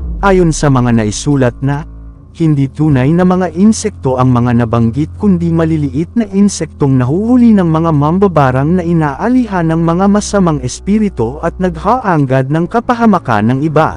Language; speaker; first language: Filipino; native; Filipino